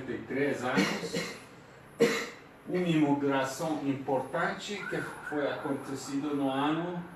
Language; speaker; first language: Portuguese; non-native, fluent; Persian